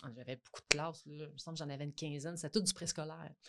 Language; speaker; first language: French; native; French